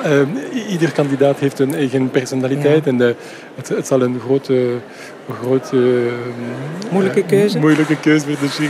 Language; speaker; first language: Dutch; non-native, local second language; French